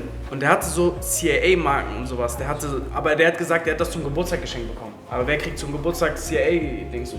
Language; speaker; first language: German; native; German